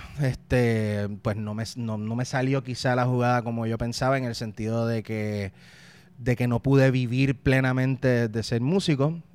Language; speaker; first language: Spanish; native; Spanish